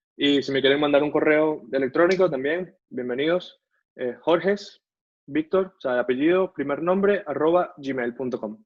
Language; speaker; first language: Spanish; native; Spanish